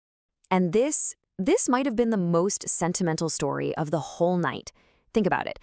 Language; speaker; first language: English; native; English